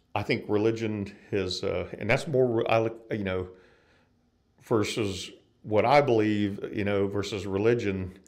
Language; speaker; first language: English; native; English